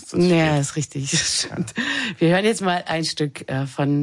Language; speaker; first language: German; native; German